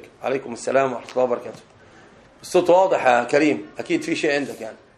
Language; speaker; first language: Arabic; native; Arabic